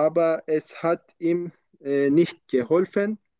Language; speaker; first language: German; non-native, learner; Turkish